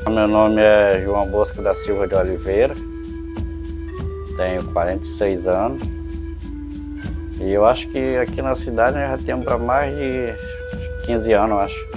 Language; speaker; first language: Portuguese; non-native, local second language; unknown